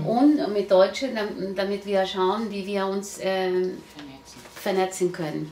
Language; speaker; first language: German; non-native, learner; Spanish